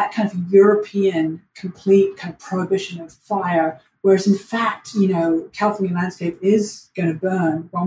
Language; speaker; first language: English; native; English